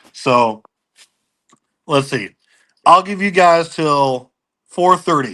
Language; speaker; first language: English; native; English